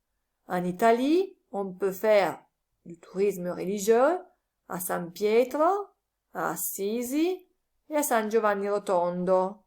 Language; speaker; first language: French; non-native, learner; Italian